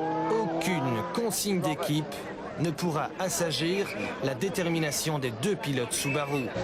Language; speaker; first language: French; native; French